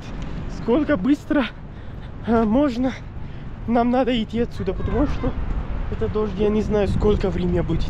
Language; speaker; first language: Russian; non-native, learner; Pashto